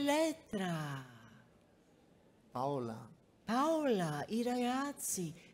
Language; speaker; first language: Italian; non-native, fluent; English